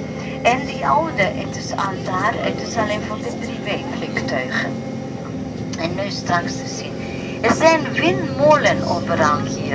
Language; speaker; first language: Dutch; non-native, learner; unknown